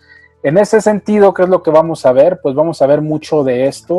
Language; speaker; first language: Spanish; native; Spanish